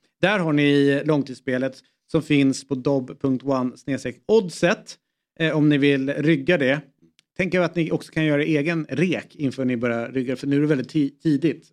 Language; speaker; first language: Swedish; native; Swedish